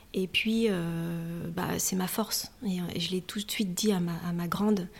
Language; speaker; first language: French; native; French